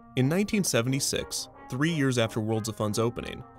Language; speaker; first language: English; native; English